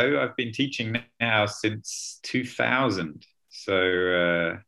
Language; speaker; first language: English; native; English